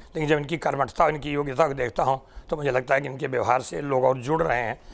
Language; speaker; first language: Hindi; non-native, local second language; Marathi